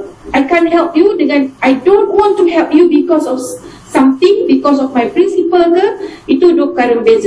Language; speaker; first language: English; non-native, local second language; Malay